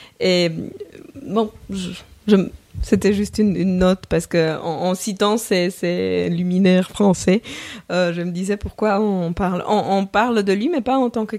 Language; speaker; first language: French; non-native, fluent; Romanian